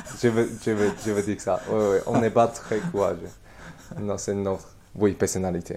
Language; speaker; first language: French; non-native, learner; Chinese